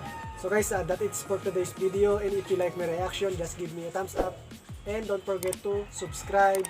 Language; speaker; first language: English; non-native, local second language; Filipino